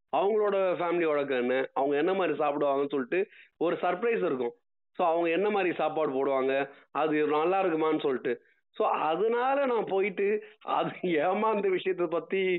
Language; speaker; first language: Tamil; native; Tamil